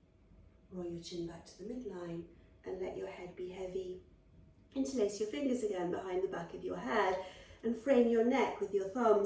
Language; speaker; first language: English; native; English